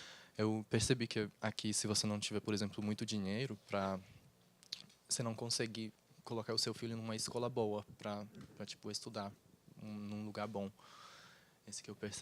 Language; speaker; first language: Portuguese; non-native, fluent; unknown